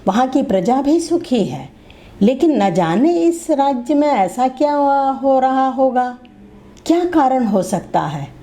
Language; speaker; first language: Hindi; non-native, local second language; Telugu